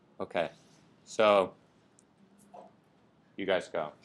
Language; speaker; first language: English; native; English